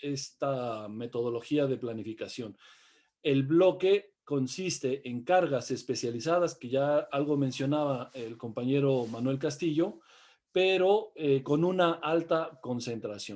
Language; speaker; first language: Spanish; native; Spanish